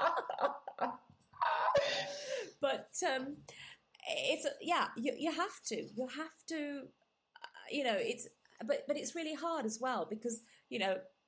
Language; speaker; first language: English; non-native, local second language; Gujarati